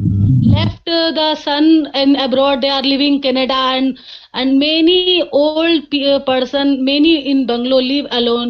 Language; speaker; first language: English; non-native, learner; Hindi